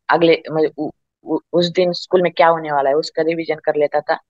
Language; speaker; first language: Hindi; non-native, local second language; Marathi